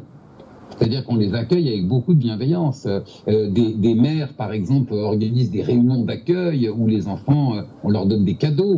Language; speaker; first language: French; native; French